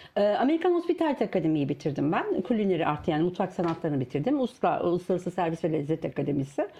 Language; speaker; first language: Turkish; native; Turkish